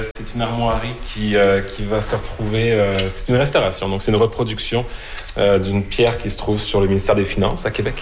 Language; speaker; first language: French; native; French